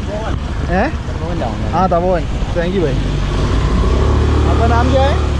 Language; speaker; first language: Hindi; non-native, local second language; Malayalam